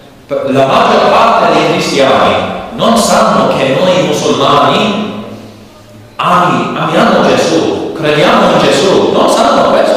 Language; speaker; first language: Italian; non-native, learner; English